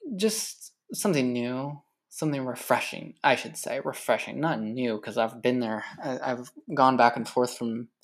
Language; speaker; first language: English; native; English